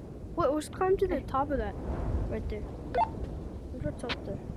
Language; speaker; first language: English; native; English